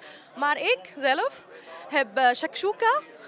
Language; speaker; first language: Dutch; non-native, learner; Arabic